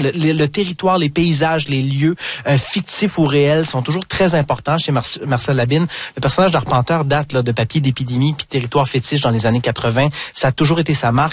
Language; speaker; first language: French; native; French